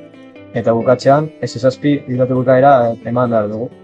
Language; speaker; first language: Basque; non-native, local second language; Spanish